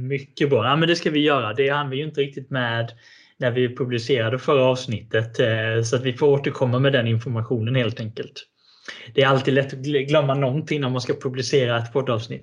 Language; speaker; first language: Swedish; native; Swedish